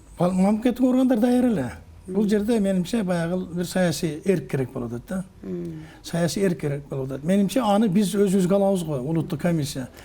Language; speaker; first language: Kyrgyz; native; Kyrgyz